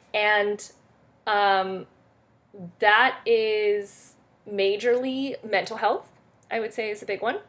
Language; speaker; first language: English; early bilingual, other home language; French